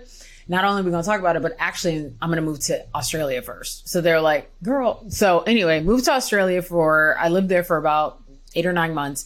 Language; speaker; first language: English; native; English